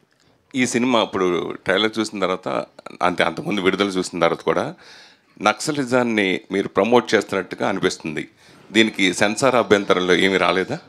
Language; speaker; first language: Telugu; native; Telugu